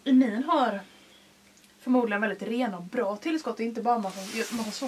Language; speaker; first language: Swedish; native; Swedish